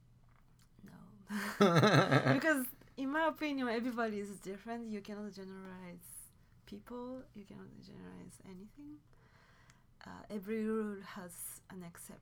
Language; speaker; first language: English; non-native, fluent; Japanese